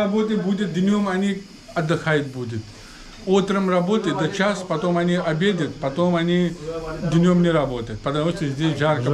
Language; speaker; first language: Russian; non-native, learner; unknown